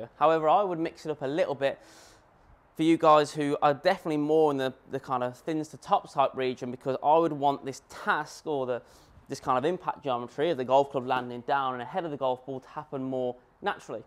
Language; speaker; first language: English; native; English